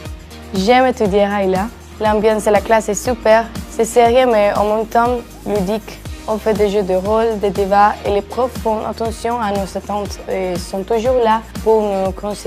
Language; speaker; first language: French; non-native, fluent; Spanish